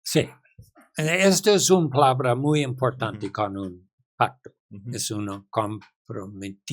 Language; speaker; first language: Spanish; non-native, learner; English